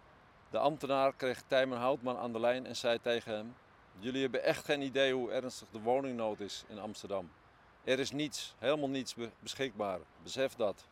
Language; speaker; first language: Dutch; native; Dutch